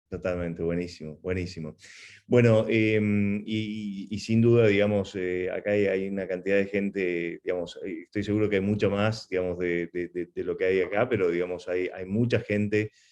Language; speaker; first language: Spanish; native; Spanish